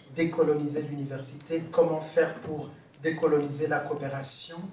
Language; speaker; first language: French; non-native, local second language; Swahili